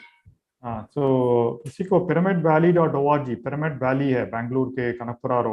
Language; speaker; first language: Hindi; non-native, local second language; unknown